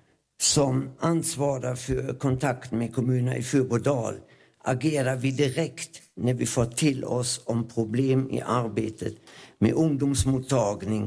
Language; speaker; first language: Swedish; non-native, fluent; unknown